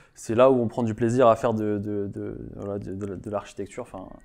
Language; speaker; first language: French; native; French